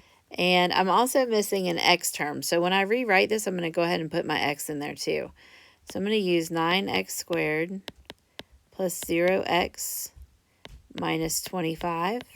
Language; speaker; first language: English; native; English